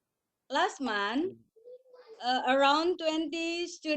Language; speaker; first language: English; non-native, learner; Indonesian